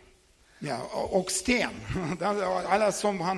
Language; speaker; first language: Swedish; non-native, learner; Ukrainian